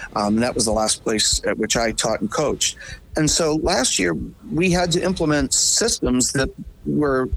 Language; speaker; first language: English; native; English